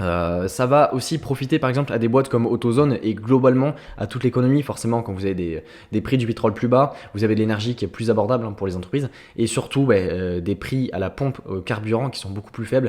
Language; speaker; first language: French; native; French